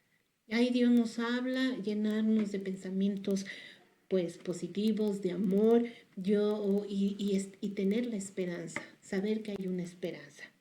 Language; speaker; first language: Spanish; native; Spanish